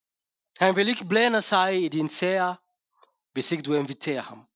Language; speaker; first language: Danish; non-native, fluent; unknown